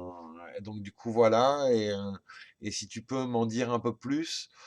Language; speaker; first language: French; native; French